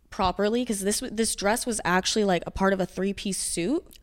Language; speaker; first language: English; native; English